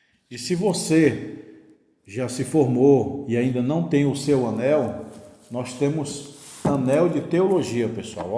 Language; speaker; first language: Portuguese; native; Portuguese